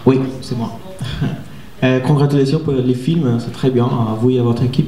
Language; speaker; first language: French; non-native, learner; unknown